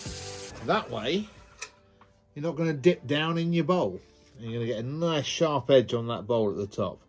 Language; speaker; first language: English; native; English